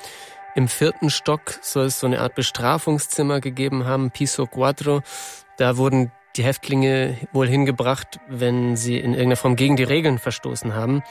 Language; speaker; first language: German; native; German